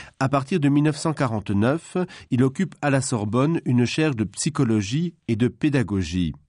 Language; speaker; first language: French; non-native, local second language; Luxembourgish